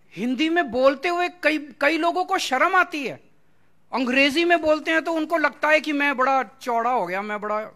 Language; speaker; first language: Hindi; native; Hindi